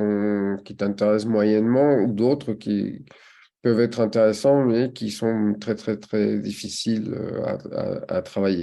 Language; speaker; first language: French; non-native, fluent; Spanish